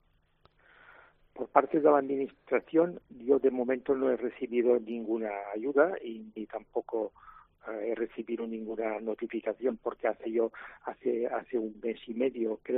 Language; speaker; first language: Spanish; non-native, local second language; Catalan